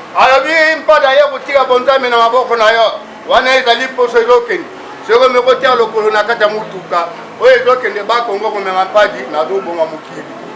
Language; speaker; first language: Lingala; non-native, local second language; Kongo